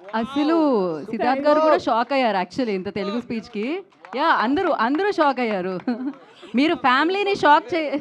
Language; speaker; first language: Telugu; native; Telugu